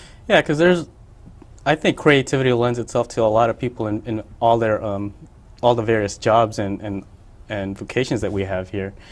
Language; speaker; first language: English; early bilingual, other home language; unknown